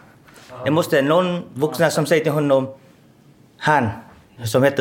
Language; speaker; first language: Swedish; non-native, learner; Vietnamese